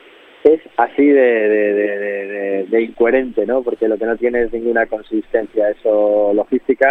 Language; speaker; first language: Spanish; native; Spanish